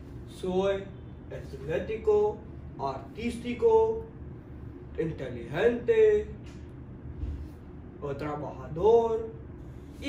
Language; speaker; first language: Spanish; non-native, learner; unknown